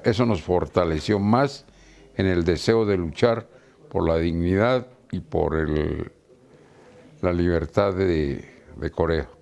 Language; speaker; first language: Spanish; native; Spanish